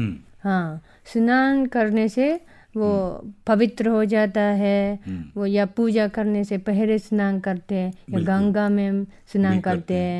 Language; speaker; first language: Hindi; non-native, fluent; Japanese